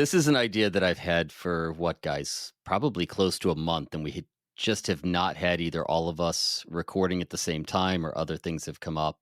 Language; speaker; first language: English; native; English